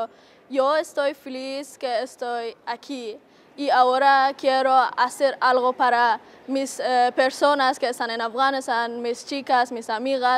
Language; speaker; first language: Spanish; non-native, learner; Persian